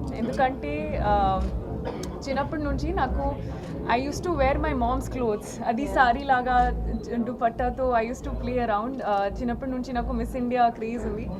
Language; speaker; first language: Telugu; non-native, learner; Hindi